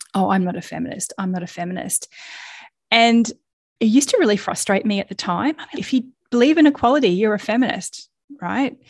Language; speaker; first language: English; native; English